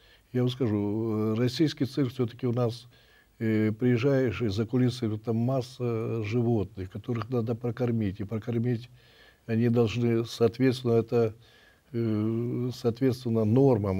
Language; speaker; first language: Russian; native; Russian